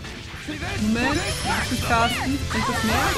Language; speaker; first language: German; native; German